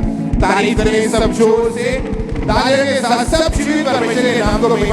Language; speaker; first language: Hindi; native; Hindi